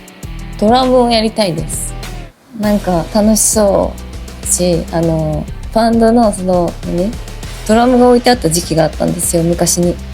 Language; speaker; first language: Japanese; native; Japanese